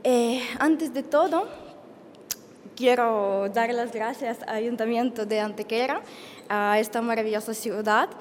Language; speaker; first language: Spanish; non-native, learner; Ukrainian